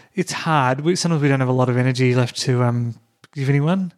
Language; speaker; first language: English; native; English